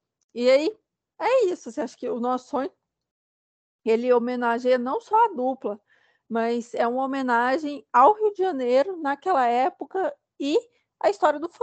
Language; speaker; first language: Portuguese; native; Portuguese